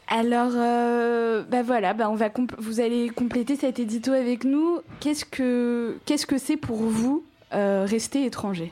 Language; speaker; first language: French; native; French